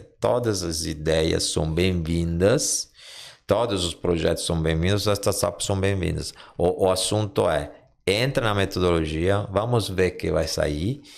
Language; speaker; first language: Portuguese; non-native, fluent; Italian